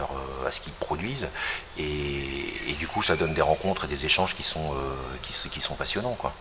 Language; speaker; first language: French; native; French